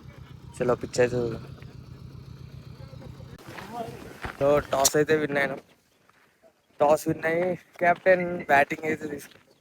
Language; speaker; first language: Telugu; native; Telugu